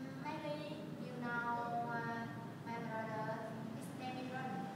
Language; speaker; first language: English; non-native, learner; Vietnamese